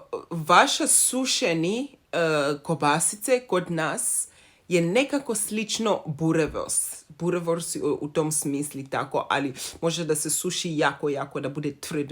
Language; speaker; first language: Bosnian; non-native, learner; Zulu